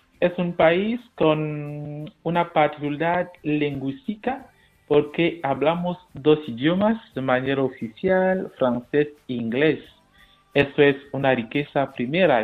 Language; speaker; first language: Spanish; non-native, fluent; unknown